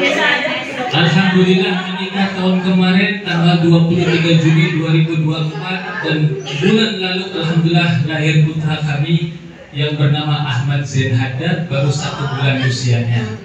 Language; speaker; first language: Indonesian; native; Indonesian